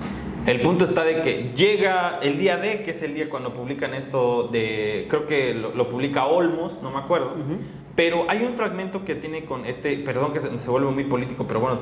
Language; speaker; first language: Spanish; native; Spanish